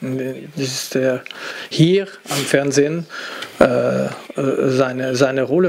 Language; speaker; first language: German; non-native, fluent; French